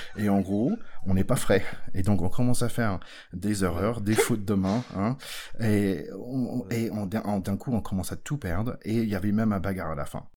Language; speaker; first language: French; non-native, fluent; English